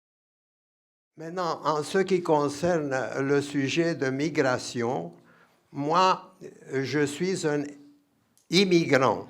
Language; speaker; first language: French; non-native, fluent; Romanian